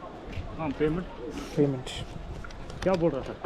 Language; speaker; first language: Hindi; non-native, local second language; Kashmiri